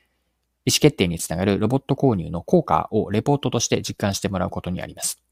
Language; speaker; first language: Japanese; native; Japanese